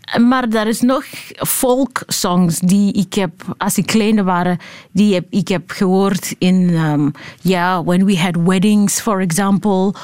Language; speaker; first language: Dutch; non-native, learner; Southern Sotho